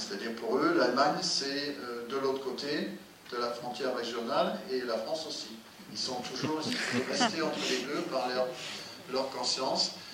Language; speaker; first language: French; non-native, fluent; German